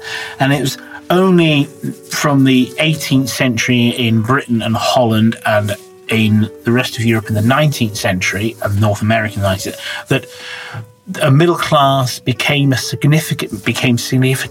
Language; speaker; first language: English; native; English